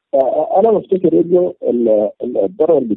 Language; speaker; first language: Arabic; native; Arabic